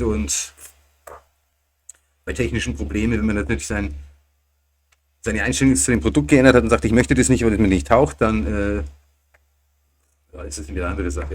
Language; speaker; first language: German; native; German